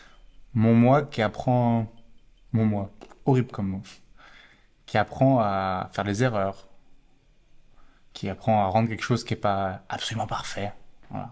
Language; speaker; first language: French; native; French